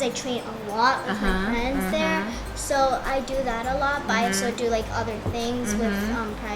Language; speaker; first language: English; non-native, fluent; Japanese